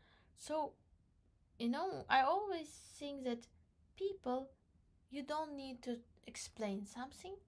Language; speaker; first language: English; non-native, learner; Crimean Tatar